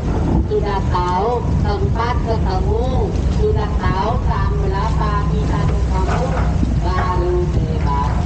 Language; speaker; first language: Indonesian; non-native, fluent; Thai